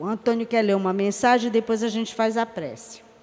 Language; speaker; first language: Portuguese; native; Portuguese